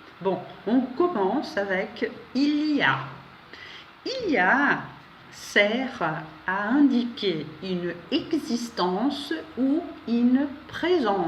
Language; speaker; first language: French; non-native, fluent; Portuguese